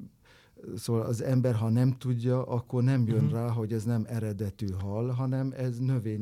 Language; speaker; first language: Hungarian; non-native, fluent; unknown